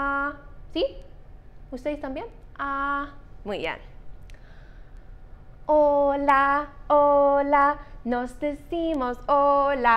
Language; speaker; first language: Spanish; non-native, fluent; English